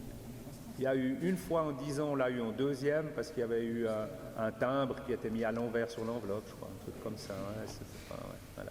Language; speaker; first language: French; native; French